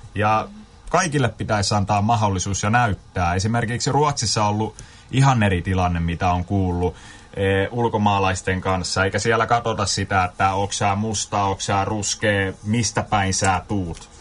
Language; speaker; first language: Finnish; non-native, fluent; Kurdish